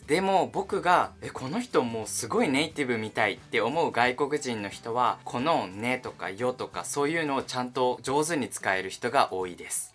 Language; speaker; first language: Japanese; native; Japanese